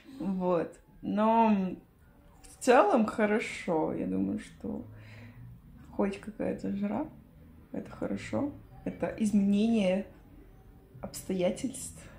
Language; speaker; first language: Russian; non-native, fluent; Spanish